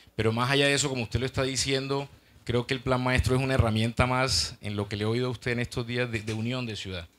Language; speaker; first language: Spanish; native; Spanish